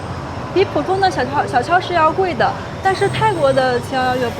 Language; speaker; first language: Chinese; native; Chinese